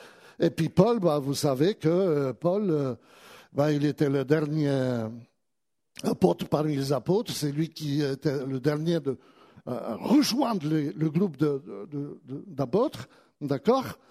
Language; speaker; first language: French; native; French